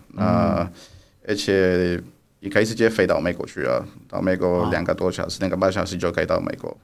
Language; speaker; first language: Chinese; non-native, fluent; Spanish